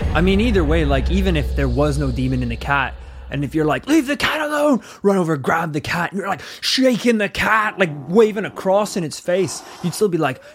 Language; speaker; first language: English; native; English